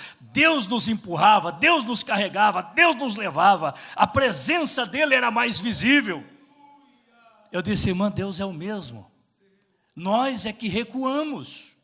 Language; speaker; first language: Portuguese; native; Portuguese